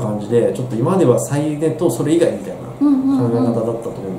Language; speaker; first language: Japanese; native; Japanese